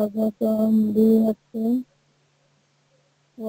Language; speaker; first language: Arabic; non-native, learner; Bangla